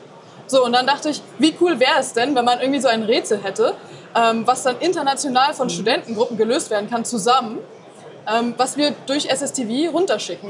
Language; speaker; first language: German; native; German